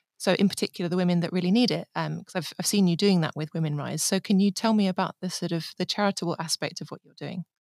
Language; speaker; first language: English; native; English